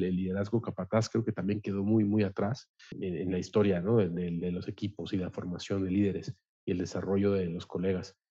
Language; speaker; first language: Spanish; native; Spanish